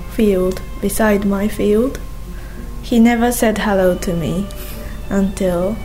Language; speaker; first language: English; non-native, fluent; Japanese